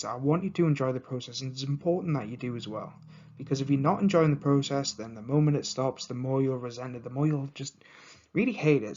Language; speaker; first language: English; native; English